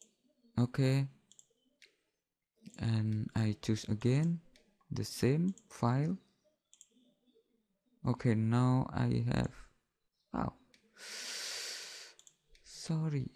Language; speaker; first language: English; non-native, learner; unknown